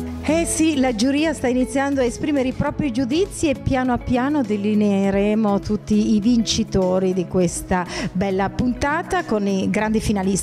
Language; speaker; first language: Italian; native; Italian